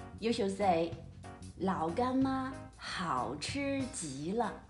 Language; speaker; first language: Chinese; native; Chinese